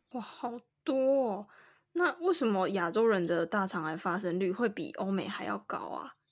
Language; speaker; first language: Chinese; native; Chinese